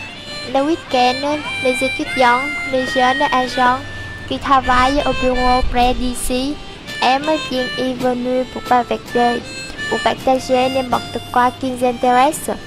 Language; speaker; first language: French; non-native, local second language; Vietnamese